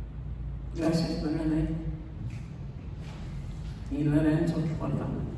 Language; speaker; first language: Spanish; non-native, fluent; English